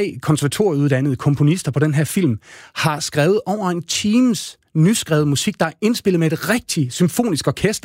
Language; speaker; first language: Danish; native; Danish